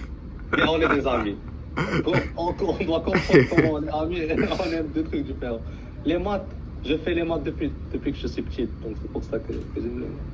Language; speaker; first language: French; early bilingual, heritage; Arabic